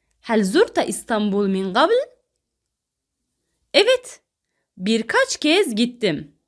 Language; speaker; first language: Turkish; non-native, fluent; Arabic